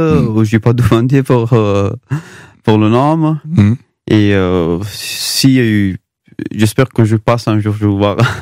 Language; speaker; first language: French; non-native, learner; Pashto